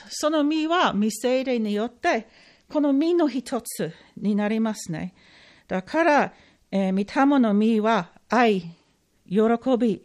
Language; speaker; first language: Japanese; non-native, fluent; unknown